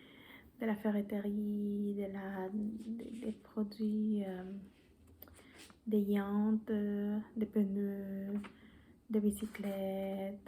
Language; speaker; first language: French; non-native, fluent; Spanish